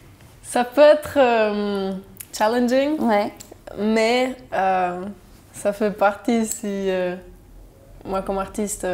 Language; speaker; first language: French; non-native, local second language; German